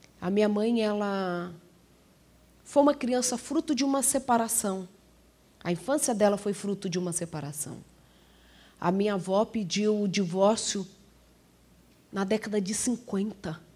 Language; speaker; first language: Portuguese; native; Portuguese